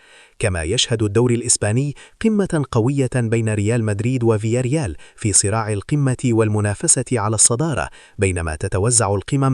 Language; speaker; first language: Arabic; native; Arabic